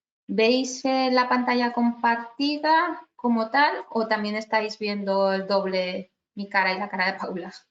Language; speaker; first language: Spanish; native; Spanish